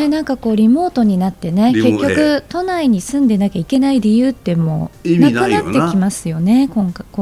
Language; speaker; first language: Japanese; native; Japanese